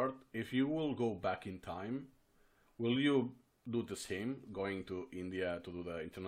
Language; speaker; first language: English; non-native, fluent; Spanish